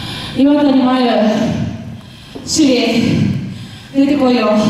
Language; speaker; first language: Japanese; native; Japanese